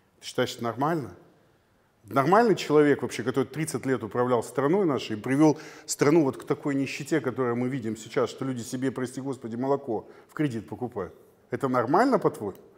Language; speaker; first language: Russian; native; Russian